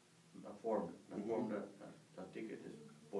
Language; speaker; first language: English; non-native, learner; Spanish